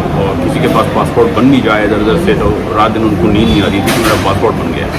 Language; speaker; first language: Hindi; non-native, fluent; Punjabi